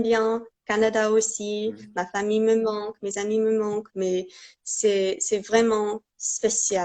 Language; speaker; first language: French; non-native, fluent; English